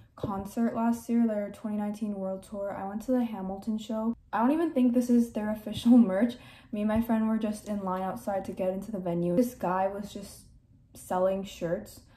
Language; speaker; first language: English; native; English